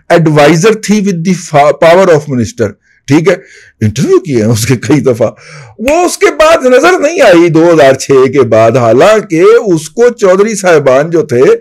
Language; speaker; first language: Urdu; native; Urdu